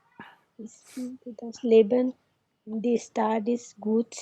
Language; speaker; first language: German; non-native, learner; Hindi